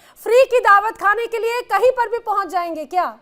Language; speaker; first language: Hindi; native; Hindi